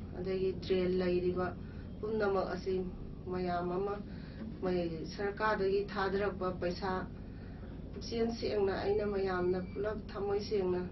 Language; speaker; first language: Manipuri; native; Manipuri